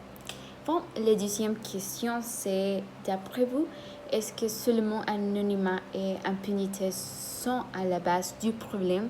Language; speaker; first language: French; non-native, learner; Spanish